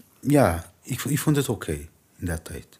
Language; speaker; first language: Dutch; non-native, learner; Persian